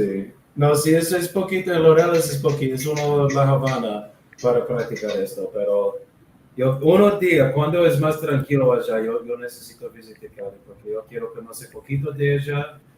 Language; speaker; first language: Spanish; non-native, learner; English